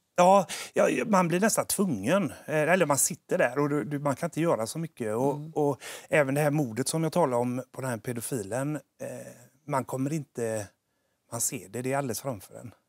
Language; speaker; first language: Swedish; native; Swedish